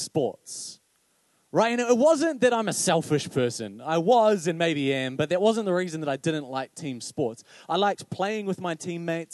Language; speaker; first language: English; native; English